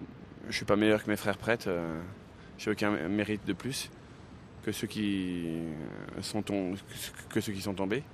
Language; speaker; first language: French; native; French